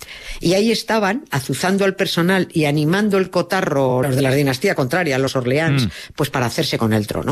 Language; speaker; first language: Spanish; native; Spanish